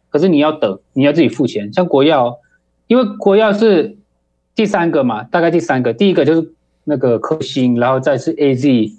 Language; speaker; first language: Chinese; early bilingual, heritage; Chinese